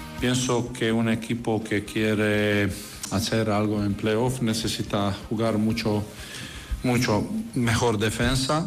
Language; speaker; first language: Spanish; non-native, learner; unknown